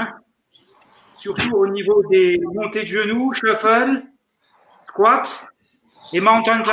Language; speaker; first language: French; native; French